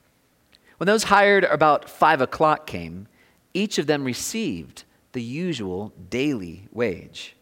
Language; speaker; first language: English; native; English